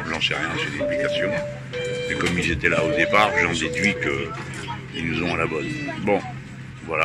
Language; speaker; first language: French; native; French